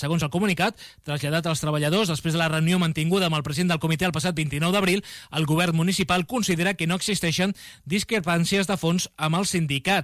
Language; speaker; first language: Catalan; native; Catalan